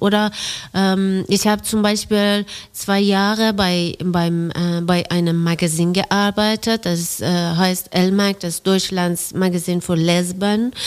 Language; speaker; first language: German; non-native, fluent; Persian